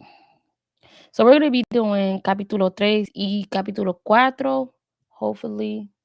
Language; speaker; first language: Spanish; non-native, learner; English